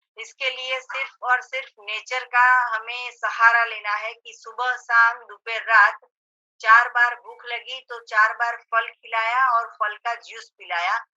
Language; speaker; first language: Hindi; non-native, local second language; Gujarati